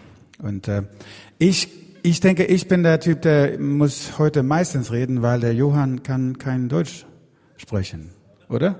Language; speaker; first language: German; non-native, fluent; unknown